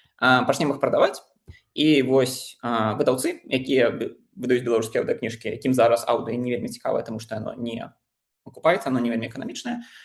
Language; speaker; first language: Belarusian; non-native, local second language; Russian